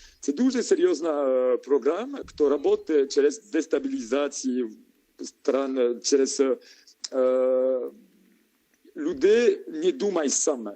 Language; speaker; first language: Ukrainian; non-native, learner; French